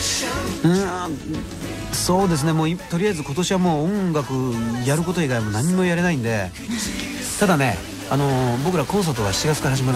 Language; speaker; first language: Japanese; native; Japanese